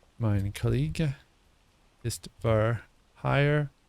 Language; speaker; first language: German; non-native, learner; English